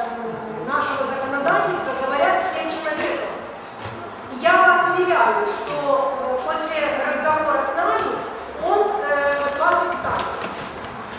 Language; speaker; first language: Russian; non-native, local second language; Ukrainian